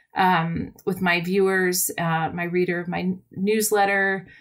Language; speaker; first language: English; native; English